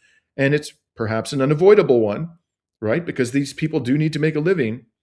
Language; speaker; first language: English; native; English